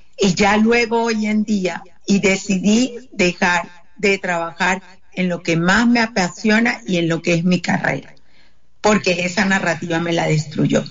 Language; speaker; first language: Spanish; native; Spanish